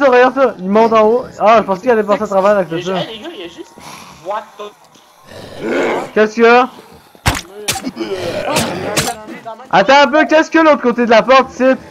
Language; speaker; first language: French; native; French